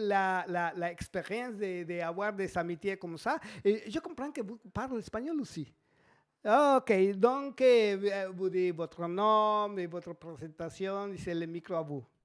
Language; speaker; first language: French; non-native, learner; Spanish